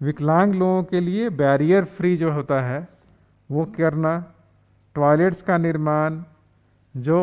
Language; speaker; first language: Hindi; native; Hindi